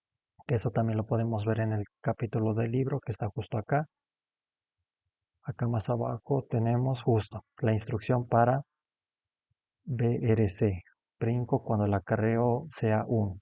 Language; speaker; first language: Spanish; native; Spanish